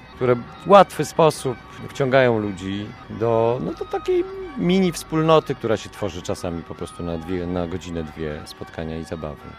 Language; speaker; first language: Polish; native; Polish